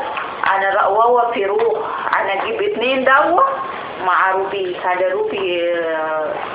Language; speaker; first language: Arabic; non-native, learner; Indonesian